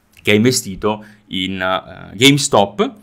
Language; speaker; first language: Italian; native; Italian